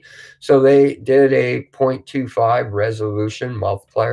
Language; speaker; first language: English; native; English